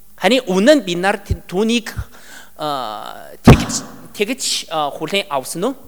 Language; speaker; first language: Mongolian; non-native, learner; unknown